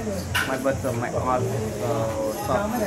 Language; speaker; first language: English; non-native, learner; Vietnamese